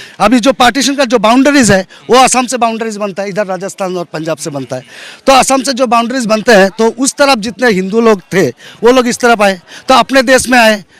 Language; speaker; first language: Hindi; non-native, local second language; Bangla